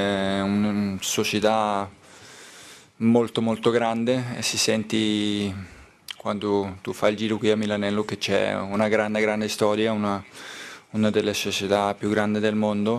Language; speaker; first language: Italian; non-native, learner; Danish